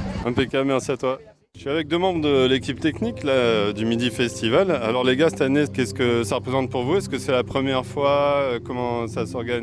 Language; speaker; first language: French; native; French